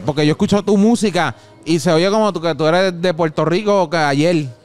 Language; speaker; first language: Spanish; early bilingual, heritage; Spanish